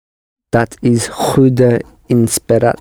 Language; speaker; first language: Dutch; non-native, learner; English